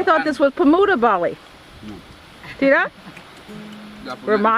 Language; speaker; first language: Indonesian; non-native, learner; English